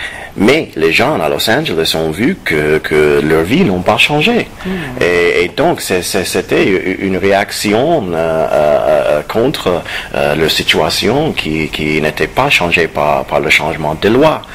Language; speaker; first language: French; non-native, fluent; English